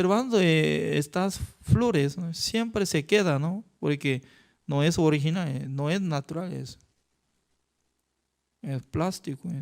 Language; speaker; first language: Spanish; non-native, fluent; Korean